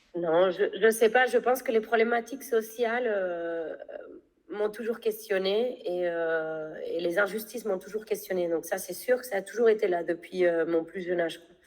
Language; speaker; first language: French; non-native, fluent; Spanish